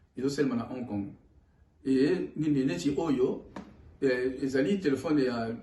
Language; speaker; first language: Lingala; non-native, local second language; Swahili